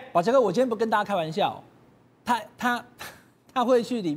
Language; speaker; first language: Chinese; native; Chinese